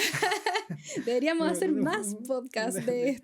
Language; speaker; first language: Spanish; native; Spanish